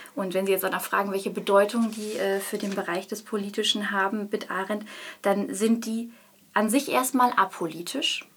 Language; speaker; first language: German; native; German